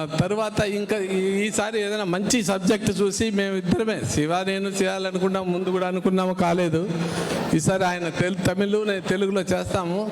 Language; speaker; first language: Telugu; native; Telugu